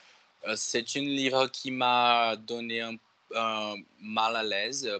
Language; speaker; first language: French; non-native, learner; Portuguese